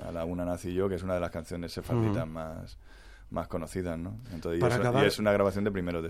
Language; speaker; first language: Spanish; native; Spanish